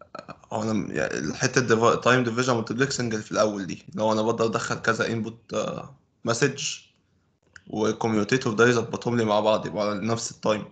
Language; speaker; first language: Arabic; native; Arabic